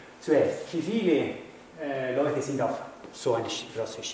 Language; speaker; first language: German; non-native, fluent; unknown